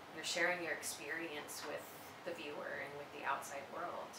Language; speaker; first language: English; native; English